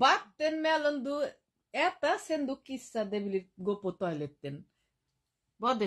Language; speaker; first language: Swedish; non-native, learner; Bangla